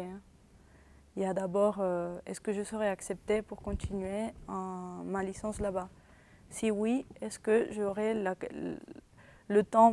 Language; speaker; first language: French; early bilingual, other home language; Spanish